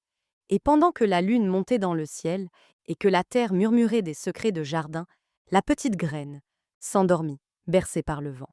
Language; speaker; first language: French; native; French